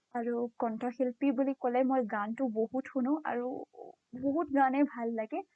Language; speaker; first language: Assamese; non-native, fluent; Konkani